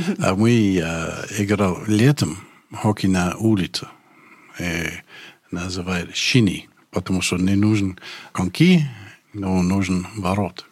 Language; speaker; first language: Russian; non-native, fluent; English